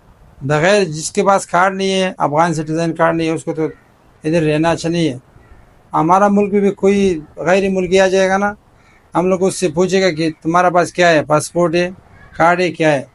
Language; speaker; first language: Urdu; non-native, fluent; Pashto